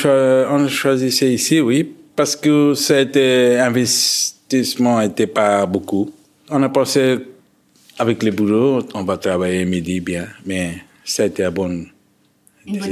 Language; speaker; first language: French; non-native, fluent; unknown